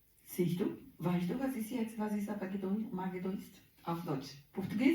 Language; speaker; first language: German; non-native, learner; Portuguese